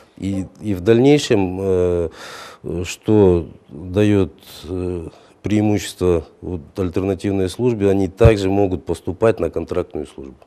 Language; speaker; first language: Russian; native; Russian